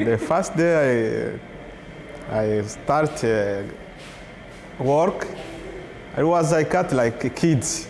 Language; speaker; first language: English; non-native, learner; Kinyarwanda